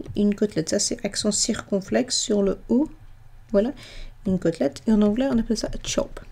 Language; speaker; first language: French; non-native, fluent; English